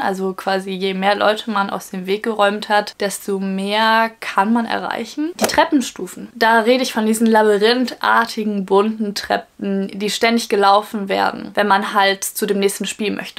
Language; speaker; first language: German; native; German